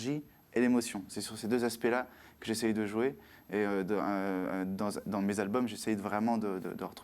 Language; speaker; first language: French; native; French